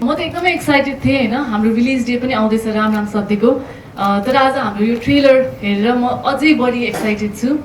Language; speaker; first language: Nepali; early bilingual, heritage; Nepali